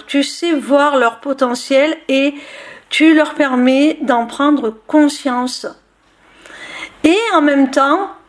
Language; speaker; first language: French; native; French